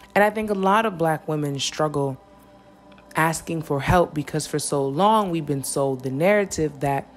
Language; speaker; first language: English; native; English